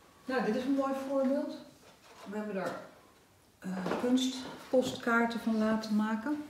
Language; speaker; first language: Dutch; native; Dutch